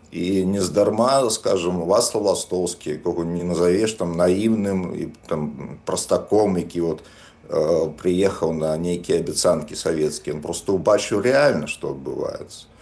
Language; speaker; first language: Belarusian; native; Belarusian